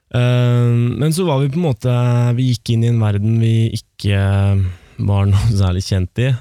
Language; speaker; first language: Norwegian; native; Norwegian